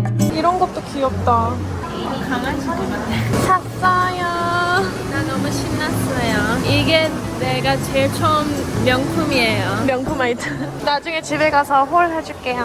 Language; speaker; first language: Korean; early bilingual, heritage; English